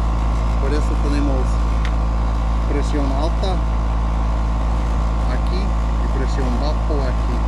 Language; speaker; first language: Spanish; non-native, fluent; English